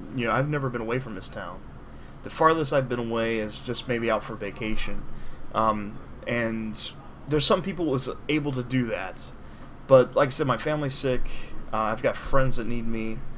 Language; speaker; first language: English; native; English